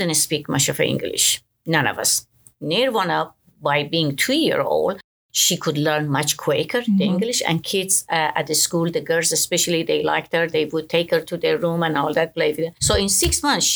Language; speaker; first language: English; non-native, fluent; Persian